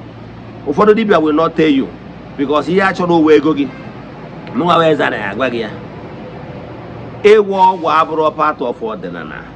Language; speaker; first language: Igbo; native; Igbo